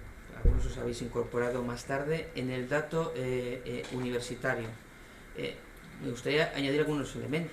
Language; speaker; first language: Spanish; native; Spanish